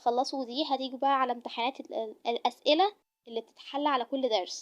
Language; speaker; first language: Arabic; native; Arabic